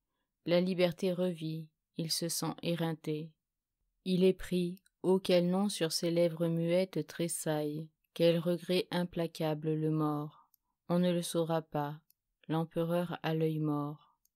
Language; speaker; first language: French; native; French